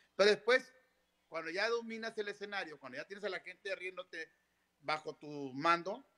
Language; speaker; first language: Spanish; native; Spanish